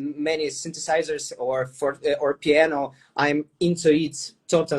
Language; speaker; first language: English; non-native, fluent; Ukrainian